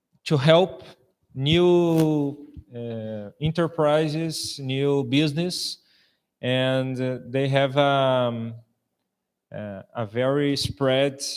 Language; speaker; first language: English; non-native, fluent; Portuguese